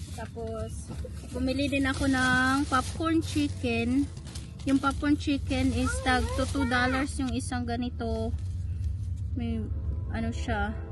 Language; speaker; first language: Filipino; native; Filipino